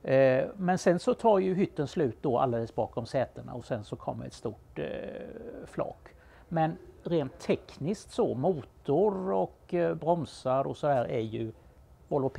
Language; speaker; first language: Swedish; native; Swedish